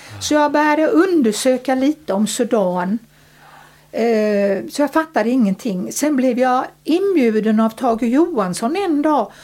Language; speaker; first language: Swedish; early bilingual, other home language; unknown